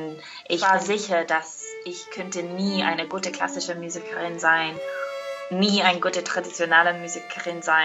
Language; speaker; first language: German; non-native, fluent; Irish